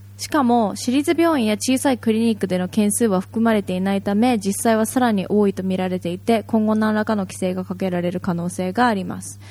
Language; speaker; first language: Japanese; native; Japanese